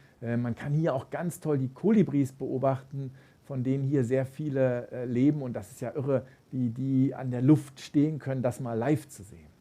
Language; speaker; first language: German; native; German